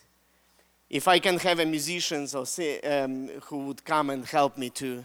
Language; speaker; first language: English; non-native, fluent; Russian